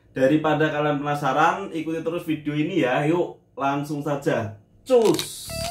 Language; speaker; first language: Indonesian; native; Indonesian